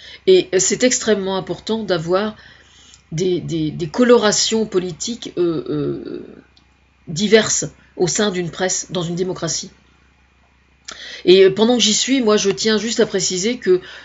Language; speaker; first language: French; native; French